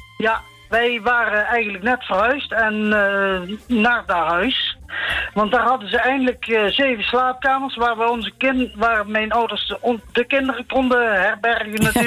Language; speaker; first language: Dutch; native; Dutch